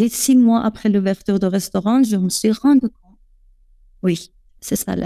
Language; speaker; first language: French; non-native, fluent; Persian